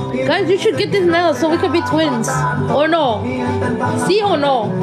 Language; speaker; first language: English; early bilingual, other home language; Spanish